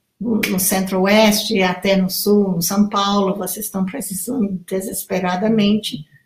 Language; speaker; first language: Portuguese; non-native, fluent; English